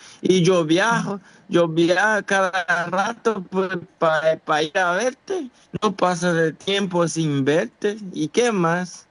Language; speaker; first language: Spanish; non-native, fluent; Haitian Creole